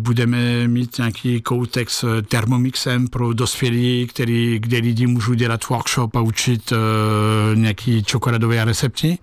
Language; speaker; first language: Czech; non-native, fluent; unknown